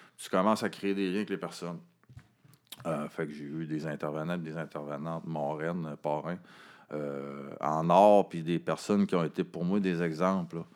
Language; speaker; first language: French; native; French